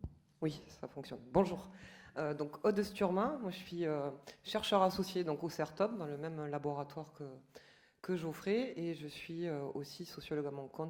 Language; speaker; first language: French; native; French